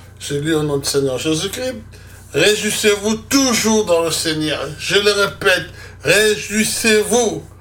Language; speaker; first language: French; non-native, local second language; Lingala